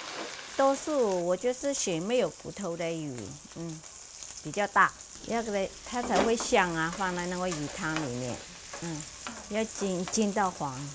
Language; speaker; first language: Chinese; early bilingual, heritage; Chinese